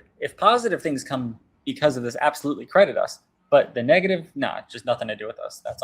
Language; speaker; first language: English; native; English